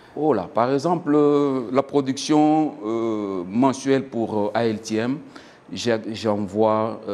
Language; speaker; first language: French; non-native, local second language; Swahili